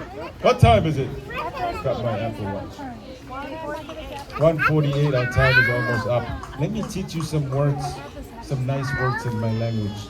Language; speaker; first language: English; non-native, local second language; Samoan